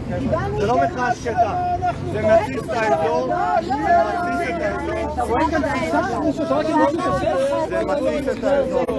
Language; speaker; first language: Hebrew; native; Hebrew